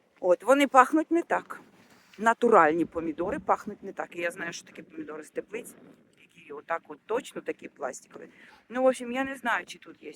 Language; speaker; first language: Ukrainian; non-native, local second language; Russian